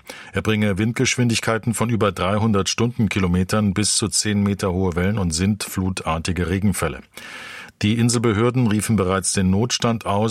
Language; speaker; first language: German; native; German